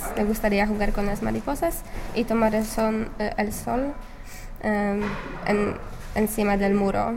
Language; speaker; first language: Spanish; non-native, learner; English